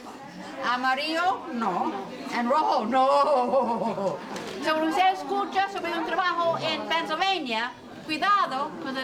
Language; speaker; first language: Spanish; non-native, fluent; English